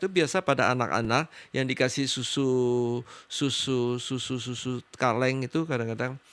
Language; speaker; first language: Indonesian; native; Indonesian